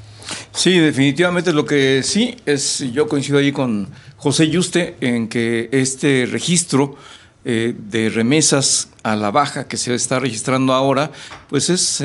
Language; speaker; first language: Spanish; native; Spanish